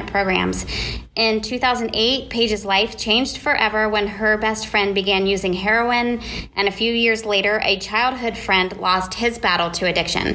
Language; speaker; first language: English; native; English